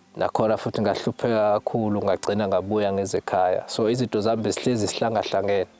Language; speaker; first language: Zulu; native; Zulu